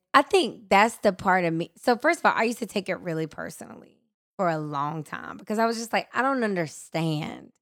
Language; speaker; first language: English; native; English